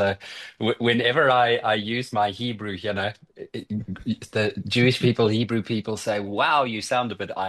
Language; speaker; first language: English; native; English